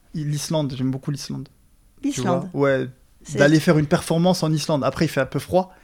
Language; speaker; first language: French; native; French